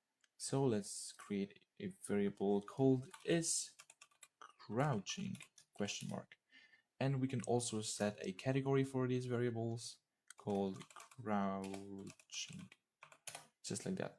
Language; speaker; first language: English; non-native, fluent; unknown